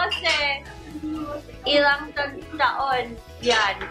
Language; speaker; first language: Filipino; early bilingual, heritage; English